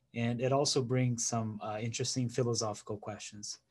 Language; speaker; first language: English; non-native, fluent; Portuguese